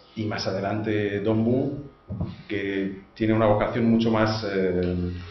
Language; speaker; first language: Spanish; non-native, fluent; French